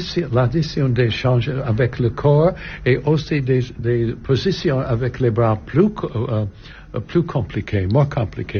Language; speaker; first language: French; non-native, learner; English